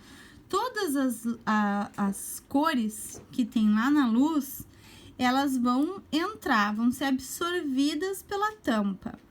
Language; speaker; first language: Portuguese; native; Portuguese